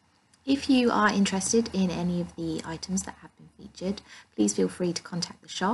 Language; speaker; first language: English; native; English